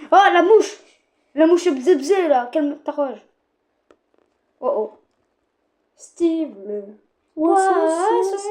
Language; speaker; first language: French; native; French